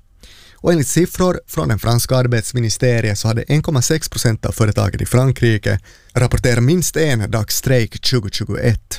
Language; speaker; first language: Swedish; native; Swedish